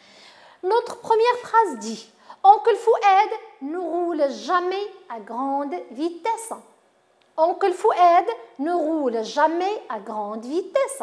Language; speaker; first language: French; non-native, local second language; Arabic